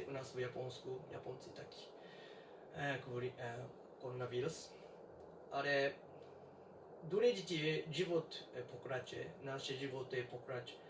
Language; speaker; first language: Czech; non-native, learner; Japanese